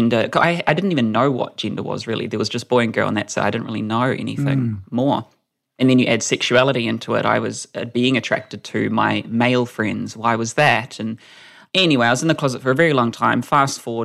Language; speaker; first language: English; native; English